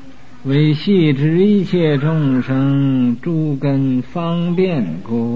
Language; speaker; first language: Chinese; native; Chinese